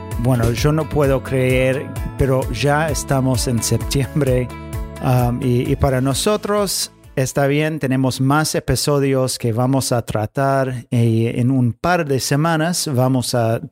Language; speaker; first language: Spanish; non-native, fluent; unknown